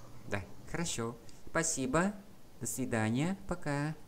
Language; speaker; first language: Russian; non-native, fluent; Vietnamese